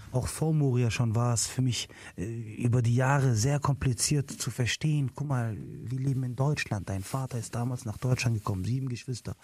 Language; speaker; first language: German; early bilingual, other home language; Arabic